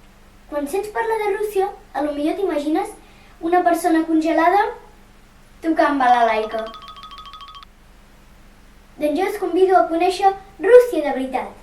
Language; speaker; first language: Catalan; early bilingual, other home language; Russian